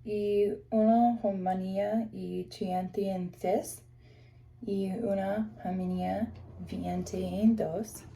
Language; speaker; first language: Spanish; non-native, learner; English